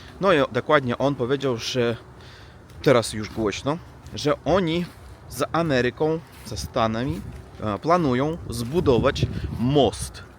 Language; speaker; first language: Polish; non-native, learner; Russian